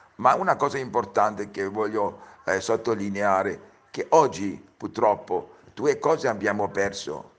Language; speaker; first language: Italian; early bilingual, heritage; Italian